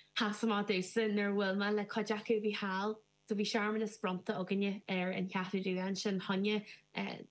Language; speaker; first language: Irish; native; Irish